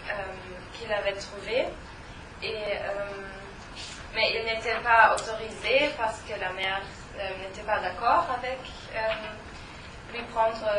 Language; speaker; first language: French; non-native, learner; German